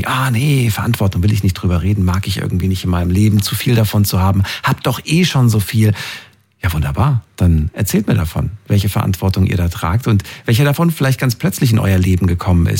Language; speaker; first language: German; native; German